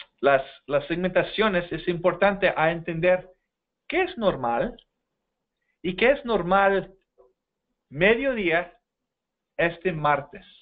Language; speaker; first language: Spanish; non-native, fluent; English